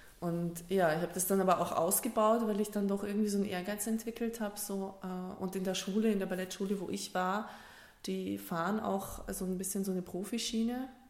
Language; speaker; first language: German; early bilingual, other home language; Russian